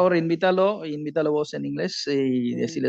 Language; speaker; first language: Spanish; non-native, learner; Bangla